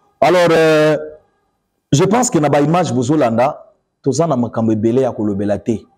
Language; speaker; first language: Lingala; non-native, local second language; Kongo